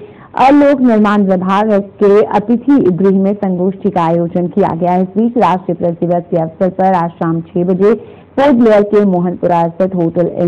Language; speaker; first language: Hindi; native; Hindi